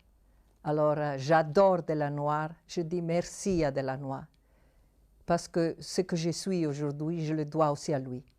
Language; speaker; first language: French; non-native, fluent; Italian